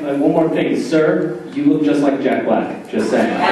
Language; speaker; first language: English; native; English